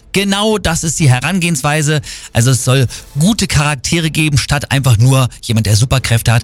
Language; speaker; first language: German; native; German